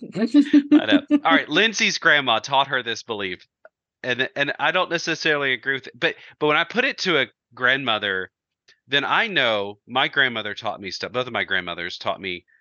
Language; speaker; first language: English; native; English